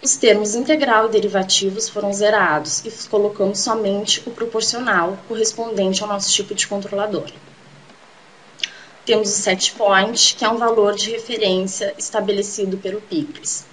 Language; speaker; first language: Portuguese; native; Portuguese